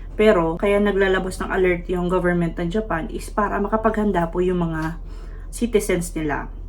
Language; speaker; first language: Filipino; native; Filipino